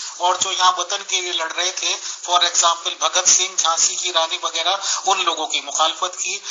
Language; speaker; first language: Urdu; non-native, local second language; Hindi